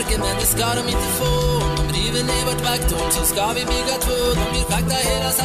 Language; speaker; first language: Swedish; native; Swedish